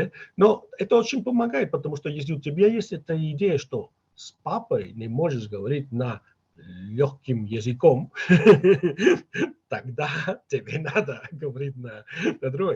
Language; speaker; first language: Russian; non-native, fluent; Catalan